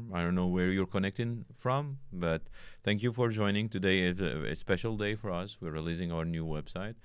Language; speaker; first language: English; non-native, fluent; Arabic